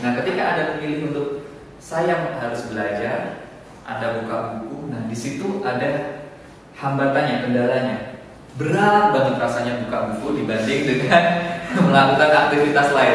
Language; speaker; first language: Indonesian; native; Indonesian